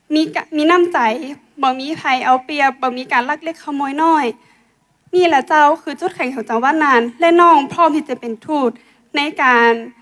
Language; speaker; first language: Thai; native; Thai